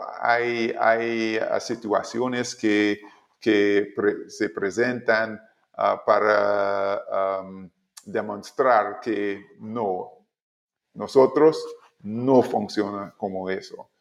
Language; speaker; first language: Spanish; non-native, learner; English